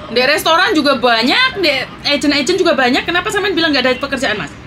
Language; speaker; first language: Indonesian; non-native, local second language; Javanese